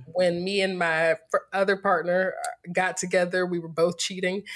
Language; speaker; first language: English; native; English